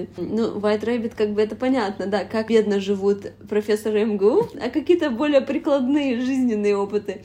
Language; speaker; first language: Russian; native; Russian